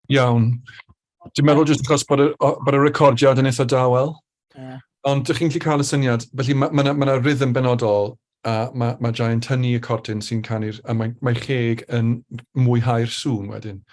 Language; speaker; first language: Welsh; native; Welsh